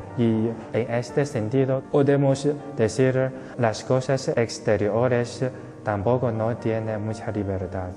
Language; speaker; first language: Spanish; non-native, fluent; Chinese